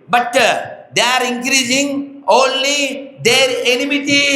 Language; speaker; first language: English; non-native, local second language; Telugu